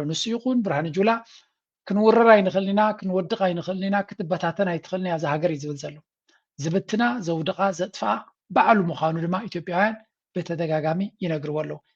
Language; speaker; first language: Tigrinya; native; Tigrinya